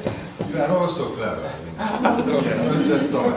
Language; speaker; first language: English; non-native, learner; Hungarian